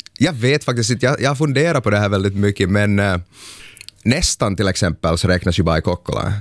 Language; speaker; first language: Swedish; native; Swedish